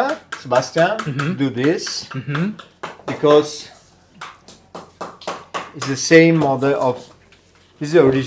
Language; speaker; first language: English; non-native, learner; Italian